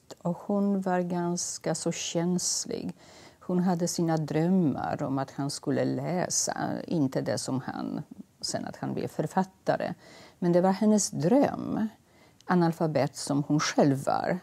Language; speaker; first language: Swedish; non-native, fluent; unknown